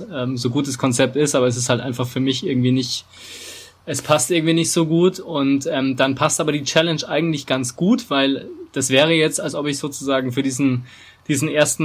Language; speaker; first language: German; native; German